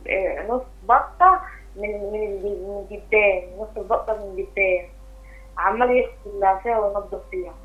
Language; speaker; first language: Arabic; native; Arabic